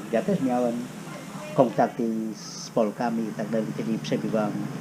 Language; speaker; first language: Polish; non-native, fluent; Khmer